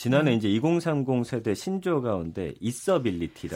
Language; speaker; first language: Korean; native; Korean